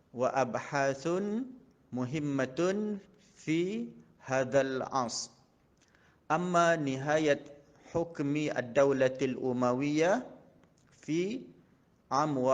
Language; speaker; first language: Arabic; non-native, fluent; Malay